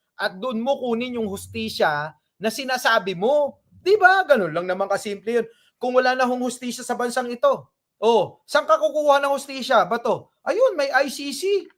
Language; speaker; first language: Filipino; non-native, local second language; Iloko